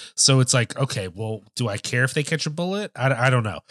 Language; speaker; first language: English; native; English